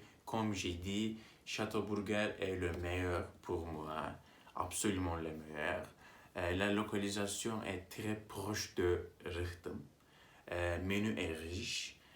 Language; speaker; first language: French; non-native, learner; Turkish